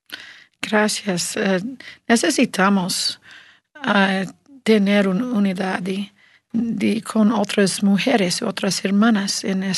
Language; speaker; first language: Spanish; non-native, learner; English